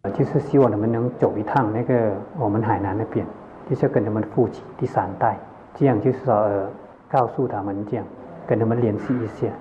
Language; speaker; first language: Chinese; early bilingual, heritage; Chinese